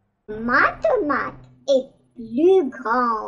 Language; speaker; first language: French; non-native, learner; Russian